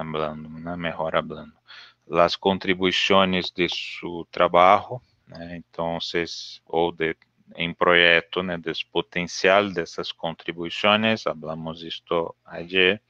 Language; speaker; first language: Spanish; non-native, learner; Portuguese